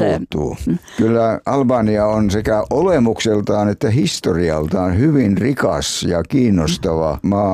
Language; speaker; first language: Finnish; native; Finnish